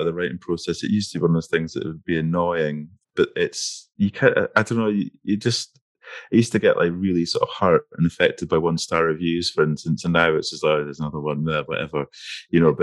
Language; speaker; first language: English; native; English